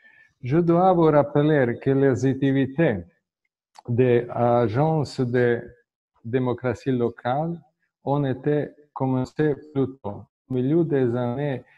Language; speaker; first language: French; non-native, fluent; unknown